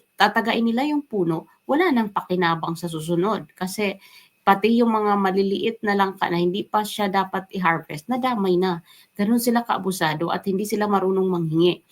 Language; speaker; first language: Filipino; non-native, local second language; Waray